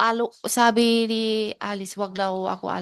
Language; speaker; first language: Filipino; non-native, learner; Chinese